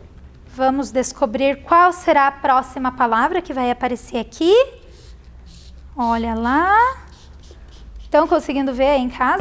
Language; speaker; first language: Portuguese; native; Portuguese